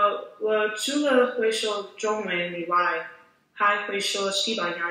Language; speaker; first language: Chinese; non-native, learner; English